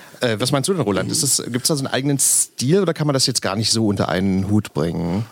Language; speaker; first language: German; native; German